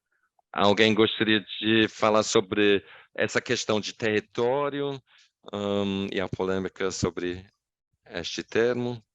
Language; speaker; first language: Portuguese; non-native, fluent; English